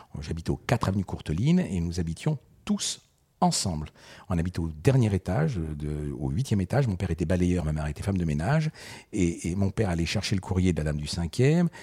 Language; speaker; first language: French; early bilingual, other home language; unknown